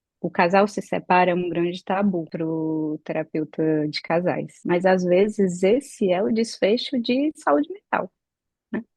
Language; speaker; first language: Portuguese; native; Portuguese